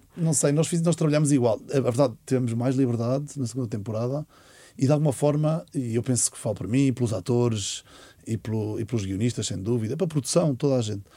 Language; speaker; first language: Portuguese; native; Portuguese